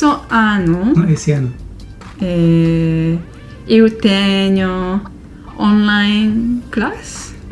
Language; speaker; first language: Portuguese; non-native, learner; Japanese